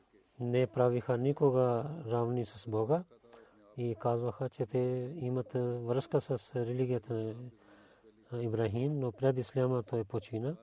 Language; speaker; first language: Bulgarian; non-native, learner; Urdu